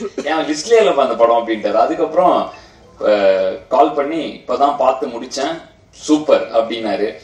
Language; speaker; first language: Tamil; native; Tamil